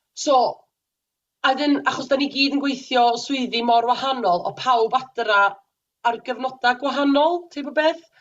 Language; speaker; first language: Welsh; native; Welsh